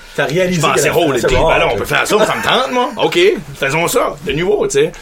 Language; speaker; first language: French; native; French